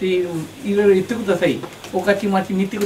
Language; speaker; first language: Japanese; non-native, learner; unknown